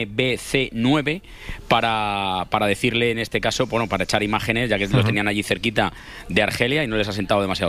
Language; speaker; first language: Spanish; native; Spanish